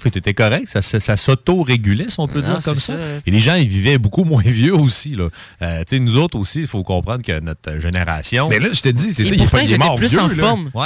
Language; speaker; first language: French; native; French